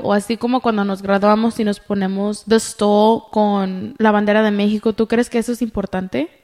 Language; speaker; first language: Spanish; early bilingual, heritage; Spanish